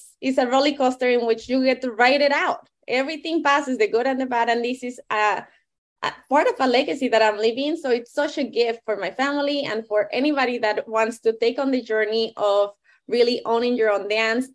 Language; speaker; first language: English; non-native, fluent; Spanish